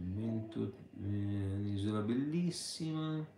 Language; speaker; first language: Italian; native; Italian